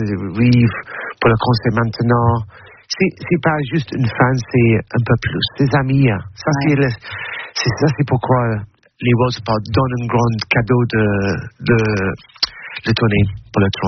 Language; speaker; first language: French; non-native, learner; English